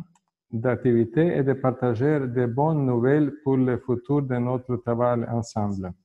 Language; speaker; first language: French; non-native, fluent; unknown